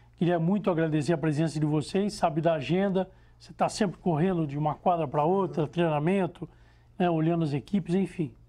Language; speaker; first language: Portuguese; native; Portuguese